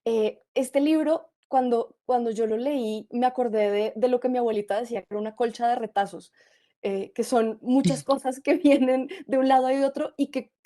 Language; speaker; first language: Spanish; native; Spanish